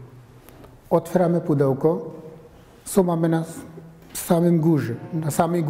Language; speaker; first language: Polish; non-native, fluent; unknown